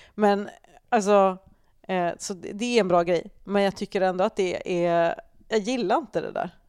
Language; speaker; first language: Swedish; native; Swedish